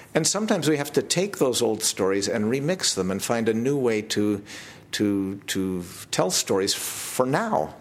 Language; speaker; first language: English; native; English